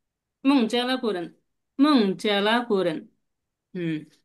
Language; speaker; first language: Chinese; non-native, learner; Bangla